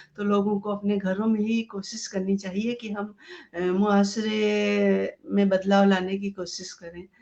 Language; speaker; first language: Hindi; non-native, local second language; Urdu